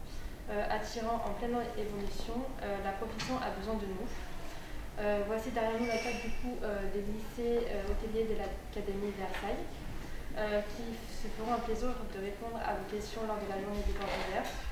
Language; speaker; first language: French; native; French